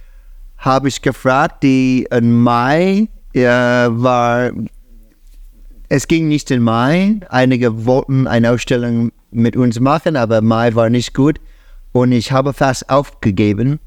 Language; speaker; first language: German; non-native, fluent; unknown